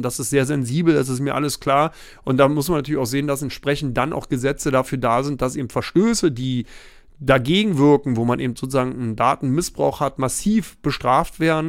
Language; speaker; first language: German; native; German